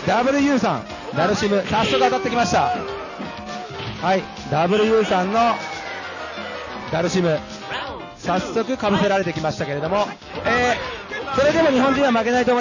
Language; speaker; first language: Japanese; native; Japanese